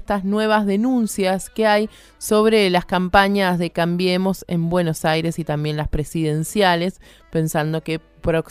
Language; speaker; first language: Spanish; native; Spanish